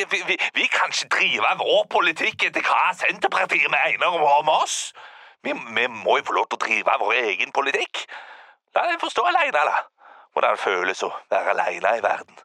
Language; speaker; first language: Norwegian; native; Norwegian